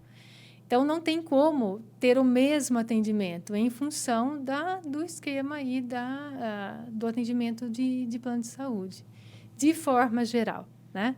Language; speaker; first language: Portuguese; native; Portuguese